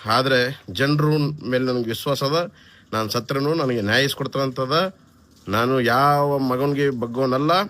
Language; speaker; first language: Kannada; non-native, local second language; Lambadi